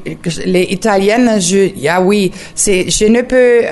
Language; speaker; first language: French; non-native, learner; German